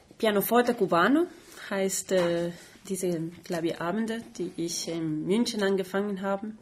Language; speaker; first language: German; non-native, fluent; Spanish